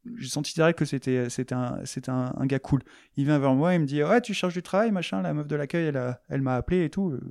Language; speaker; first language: French; native; French